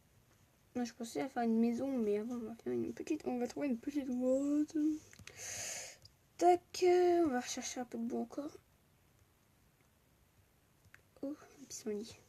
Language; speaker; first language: French; native; French